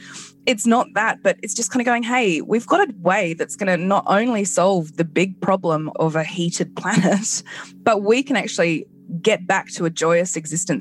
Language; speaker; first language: English; native; English